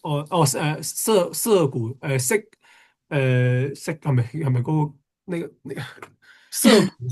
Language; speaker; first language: Chinese; native; Chinese